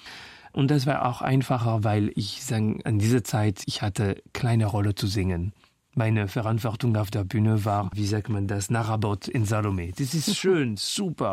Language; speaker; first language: German; non-native, fluent; French